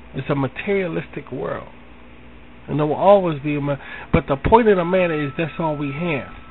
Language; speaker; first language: English; native; English